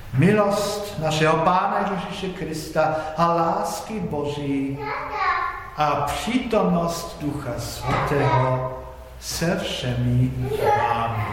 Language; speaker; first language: Czech; non-native, fluent; Polish